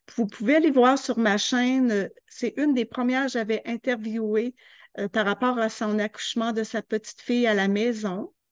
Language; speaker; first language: French; native; French